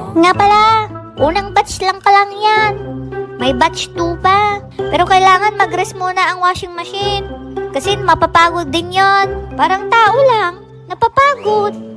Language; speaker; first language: Filipino; non-native, local second language; Iloko